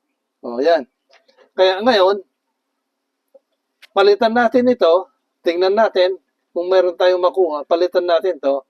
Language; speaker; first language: Filipino; native; Filipino